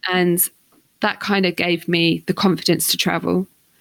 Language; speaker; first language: English; native; English